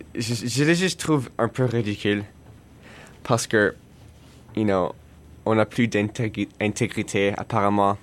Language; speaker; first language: French; non-native, learner; English